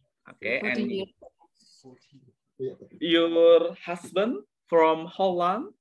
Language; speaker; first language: English; non-native, learner; Indonesian